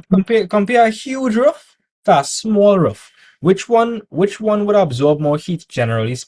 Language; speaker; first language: English; native; English